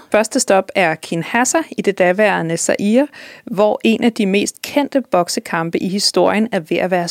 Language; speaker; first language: Danish; native; Danish